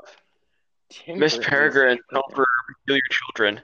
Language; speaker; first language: English; native; English